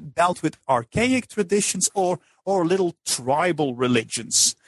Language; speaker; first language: English; non-native, fluent; Dutch